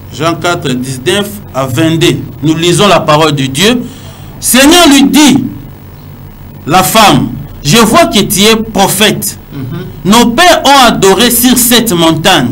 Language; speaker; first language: French; non-native, local second language; Lingala